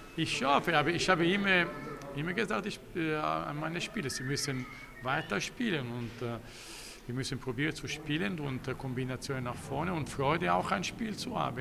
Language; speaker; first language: German; non-native, local second language; Italian